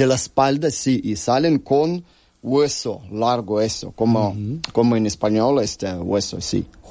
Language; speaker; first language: Spanish; non-native, learner; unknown